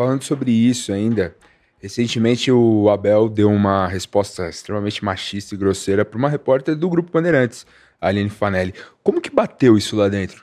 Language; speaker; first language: Portuguese; native; Portuguese